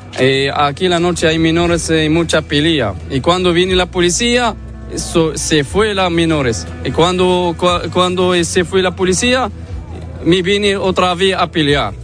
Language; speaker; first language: Spanish; non-native, learner; Arabic